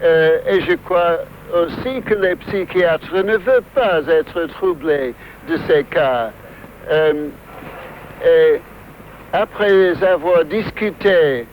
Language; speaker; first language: French; non-native, fluent; English